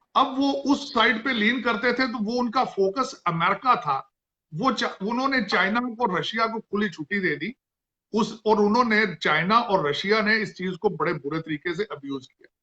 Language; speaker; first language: Urdu; non-native, local second language; Punjabi